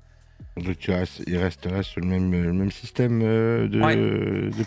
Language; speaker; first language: French; native; French